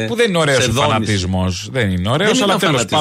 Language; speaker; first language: Greek; native; Greek